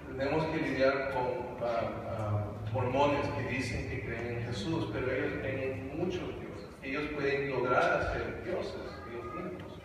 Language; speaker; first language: Spanish; early bilingual, heritage; Spanish